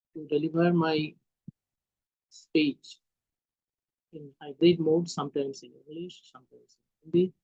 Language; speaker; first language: English; non-native, local second language; Hindi